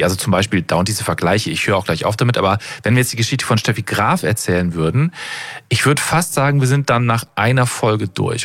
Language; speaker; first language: German; native; German